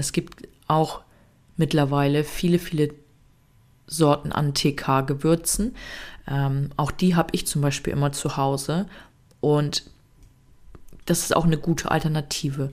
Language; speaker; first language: German; native; German